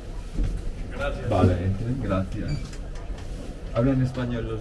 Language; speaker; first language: Spanish; non-native, local second language; Catalan